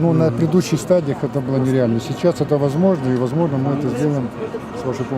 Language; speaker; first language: Russian; native; Russian